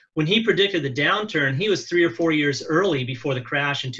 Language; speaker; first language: English; native; English